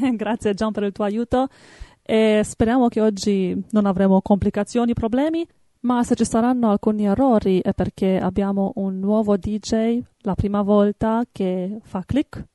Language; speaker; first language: Italian; native; Italian